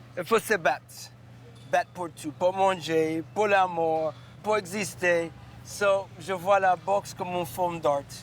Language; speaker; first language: French; non-native, fluent; English